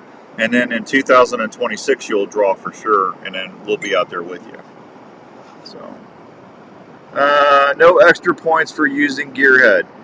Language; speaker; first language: English; native; English